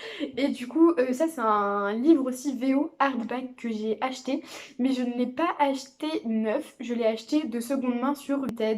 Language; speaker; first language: French; native; French